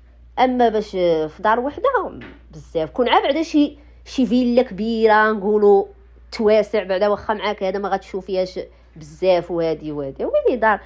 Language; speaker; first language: Arabic; native; Arabic